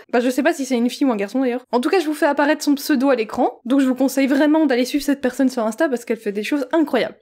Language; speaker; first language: French; native; French